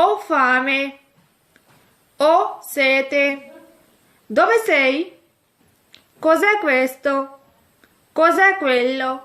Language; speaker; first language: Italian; non-native, fluent; Urdu